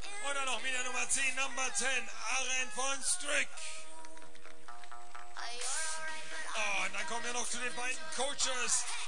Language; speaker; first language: German; native; German